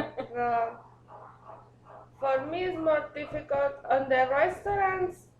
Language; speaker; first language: English; non-native, learner; Spanish